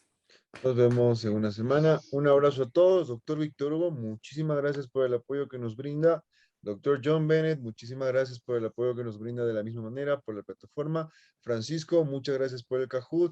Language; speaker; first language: Spanish; native; Spanish